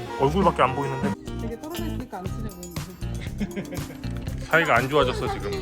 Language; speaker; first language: Korean; native; Korean